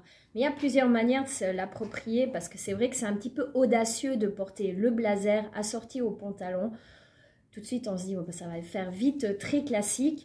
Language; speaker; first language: French; native; French